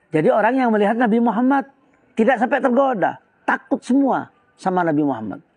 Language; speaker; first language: Indonesian; non-native, local second language; Madurese